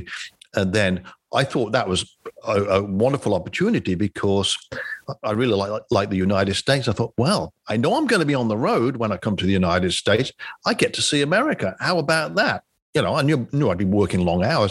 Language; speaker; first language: English; native; English